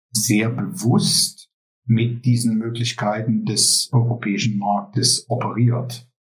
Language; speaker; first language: German; native; German